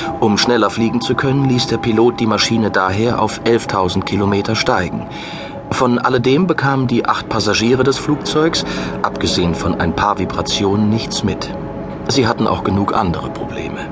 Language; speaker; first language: German; native; German